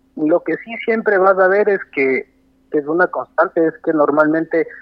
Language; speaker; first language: Spanish; native; Spanish